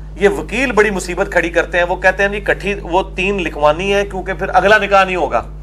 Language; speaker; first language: Urdu; non-native, local second language; Punjabi